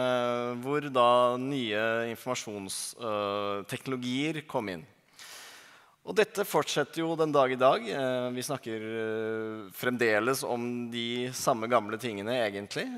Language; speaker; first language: Norwegian; native; Norwegian